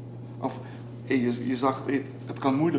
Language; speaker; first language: Dutch; non-native, local second language; Papiamento